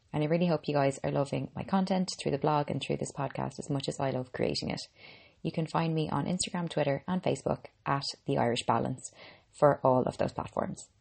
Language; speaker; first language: English; native; English